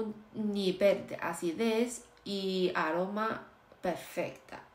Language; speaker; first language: Spanish; non-native, fluent; Chinese